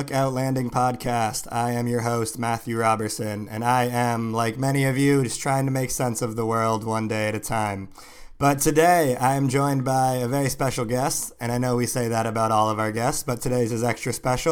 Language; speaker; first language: English; native; English